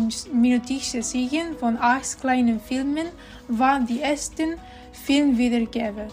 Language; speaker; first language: German; non-native, learner; Spanish